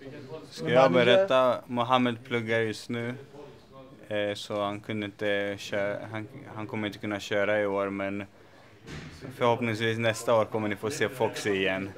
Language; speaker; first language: Swedish; native; Swedish